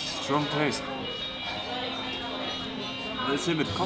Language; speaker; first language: English; non-native, fluent; German